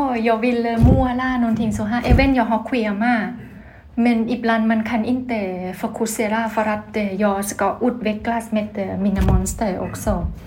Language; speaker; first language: Swedish; non-native, learner; Thai